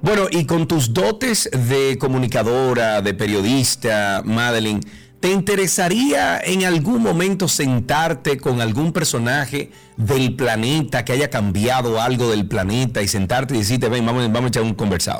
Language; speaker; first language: Spanish; native; Spanish